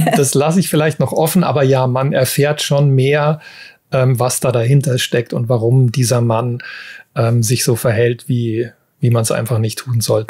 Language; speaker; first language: German; native; German